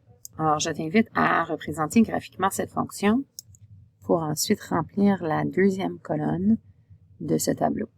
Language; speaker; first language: French; native; French